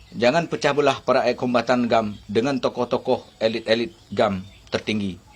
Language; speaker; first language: Malay; non-native, local second language; Achinese